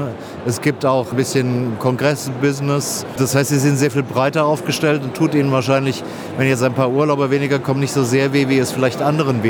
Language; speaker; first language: German; native; German